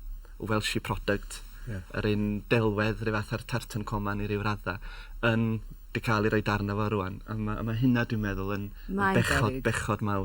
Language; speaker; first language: Welsh; native; Welsh